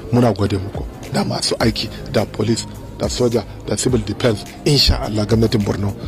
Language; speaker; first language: Hausa; non-native, local second language; Kanuri